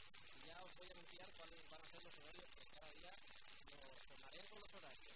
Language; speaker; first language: Spanish; native; Spanish